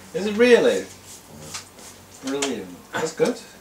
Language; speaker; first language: English; native; English